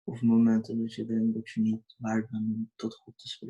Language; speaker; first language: Dutch; early bilingual, other home language; Urdu